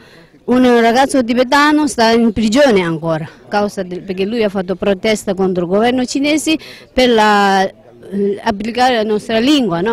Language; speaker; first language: Italian; non-native, learner; Tibetan